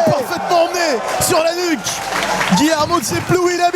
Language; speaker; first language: French; native; French